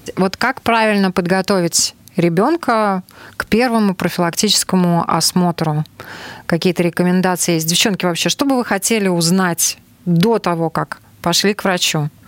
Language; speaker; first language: Russian; native; Russian